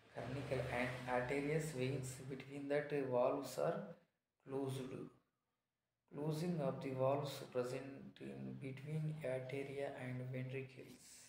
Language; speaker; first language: English; non-native, local second language; Telugu